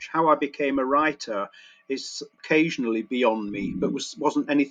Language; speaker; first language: English; native; English